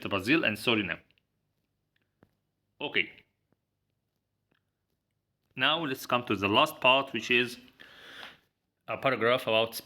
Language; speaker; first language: English; non-native, fluent; Arabic